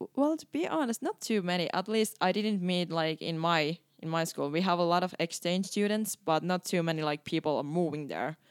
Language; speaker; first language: English; non-native, fluent; Finnish